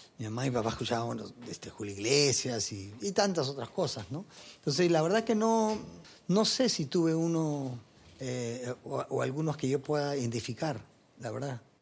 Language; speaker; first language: Spanish; early bilingual, heritage; Spanish